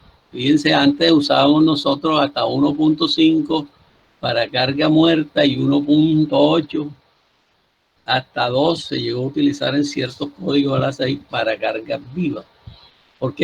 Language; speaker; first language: Spanish; native; Spanish